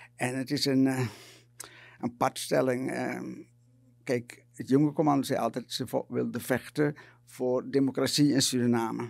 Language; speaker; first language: Dutch; native; Dutch